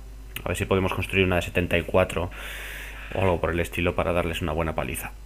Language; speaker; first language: Spanish; native; Spanish